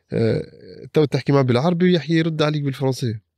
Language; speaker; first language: Arabic; early bilingual, other home language; French